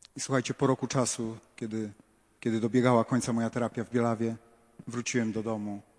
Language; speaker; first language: Polish; native; Polish